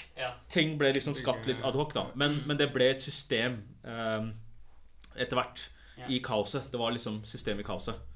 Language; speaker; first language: Norwegian; early bilingual, other home language; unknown